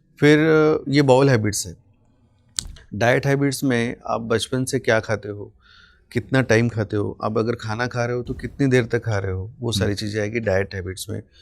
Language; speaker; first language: Hindi; non-native, local second language; Marathi